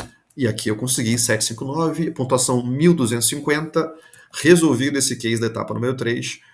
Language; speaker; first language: Portuguese; native; Portuguese